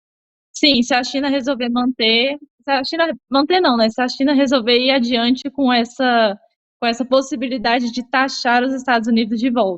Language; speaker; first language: Portuguese; native; Portuguese